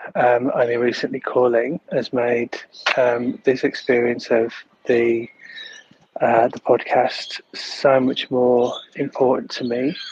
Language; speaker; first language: English; native; English